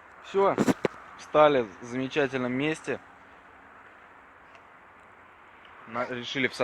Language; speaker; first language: Russian; native; Russian